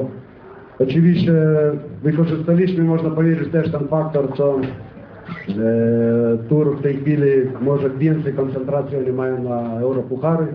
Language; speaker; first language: Polish; non-native, fluent; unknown